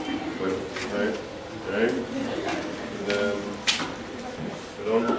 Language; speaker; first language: Spanish; non-native, learner; English